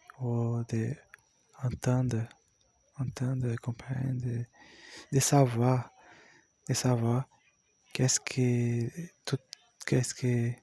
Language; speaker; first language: French; non-native, learner; Portuguese